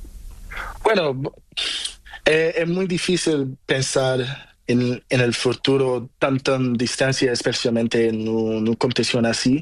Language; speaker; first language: Spanish; non-native, learner; Portuguese